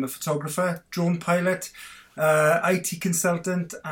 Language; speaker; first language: English; native; English